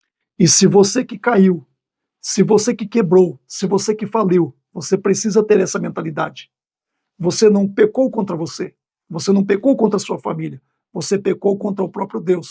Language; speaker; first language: Portuguese; native; Portuguese